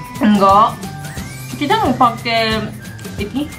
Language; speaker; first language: Indonesian; non-native, learner; Japanese